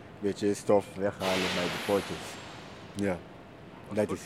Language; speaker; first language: Dutch; non-native, learner; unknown